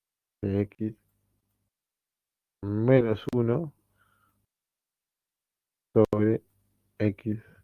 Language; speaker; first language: Spanish; native; Spanish